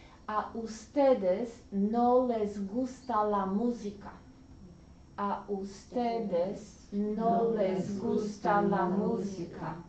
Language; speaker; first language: Spanish; non-native, learner; English